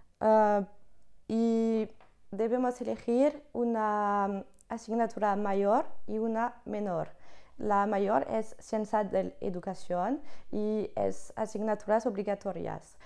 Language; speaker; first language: Spanish; non-native, learner; French